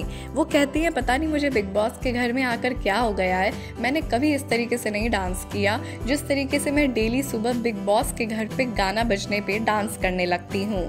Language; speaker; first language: Hindi; native; Hindi